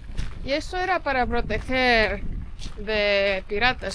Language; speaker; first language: Spanish; non-native, fluent; Estonian